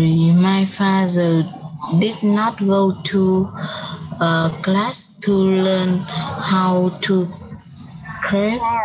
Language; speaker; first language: English; non-native, learner; Vietnamese